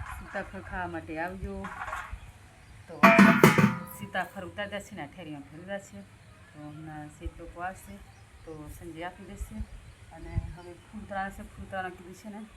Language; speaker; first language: Gujarati; non-native, local second language; Rathawi